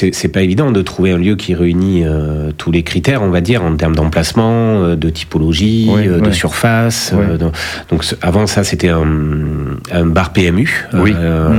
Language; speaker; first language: French; native; French